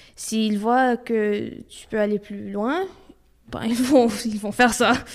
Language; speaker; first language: French; early bilingual, other home language; Romanian